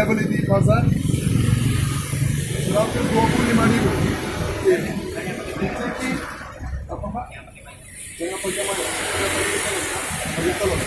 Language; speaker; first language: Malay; non-native, fluent; Turkish